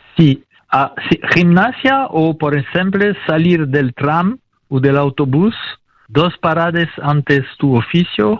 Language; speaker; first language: Spanish; non-native, fluent; French